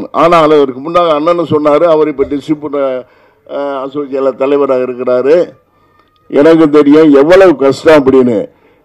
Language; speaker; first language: Tamil; native; Tamil